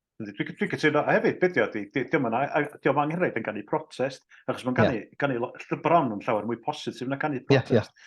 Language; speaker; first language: Welsh; native; Welsh